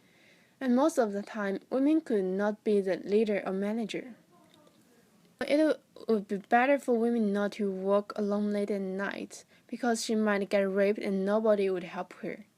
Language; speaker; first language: English; non-native, fluent; Chinese